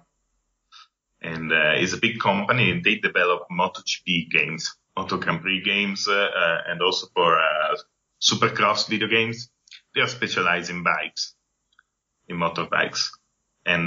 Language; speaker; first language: English; non-native, fluent; Italian